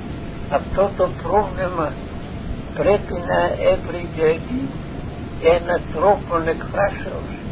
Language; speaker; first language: Greek; non-native, fluent; Russian